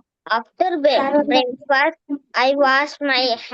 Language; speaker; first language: English; non-native, learner; Malayalam